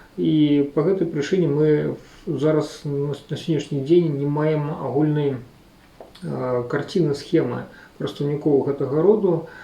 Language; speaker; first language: Belarusian; native; Belarusian